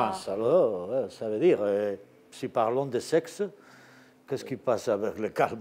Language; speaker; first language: French; non-native, fluent; Spanish